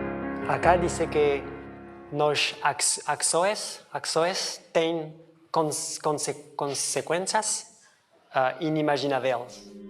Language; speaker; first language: Spanish; non-native, learner; French